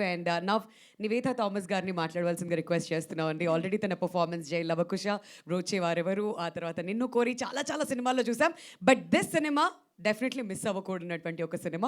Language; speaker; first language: Telugu; native; Telugu